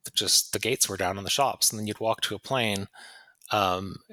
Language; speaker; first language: English; native; English